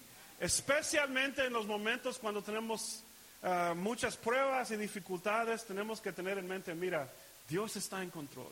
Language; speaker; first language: Spanish; early bilingual, heritage; Spanish